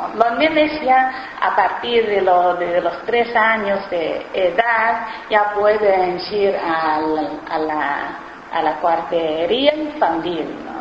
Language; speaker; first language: Spanish; non-native, fluent; Chinese